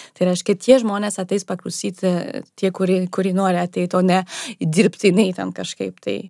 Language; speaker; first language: Lithuanian; non-native, fluent; French